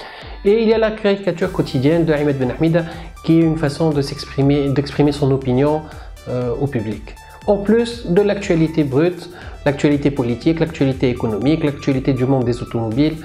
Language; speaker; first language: French; non-native, local second language; Arabic